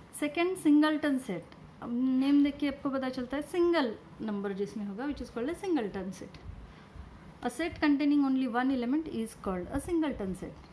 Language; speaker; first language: Hindi; non-native, local second language; Marathi